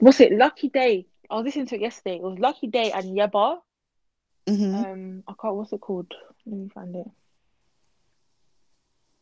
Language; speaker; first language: English; native; English